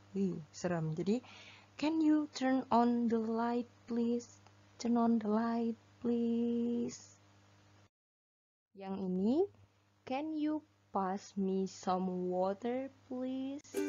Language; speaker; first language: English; non-native, fluent; Indonesian